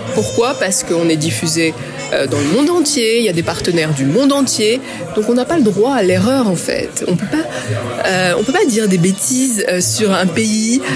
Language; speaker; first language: French; early bilingual, other home language; Malayalam